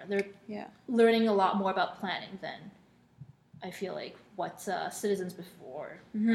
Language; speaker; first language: English; non-native, local second language; Cantonese